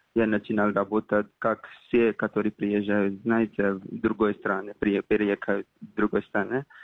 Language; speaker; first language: Russian; non-native, fluent; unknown